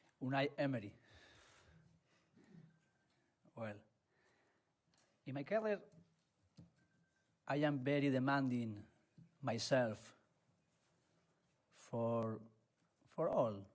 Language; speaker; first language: English; non-native, learner; Spanish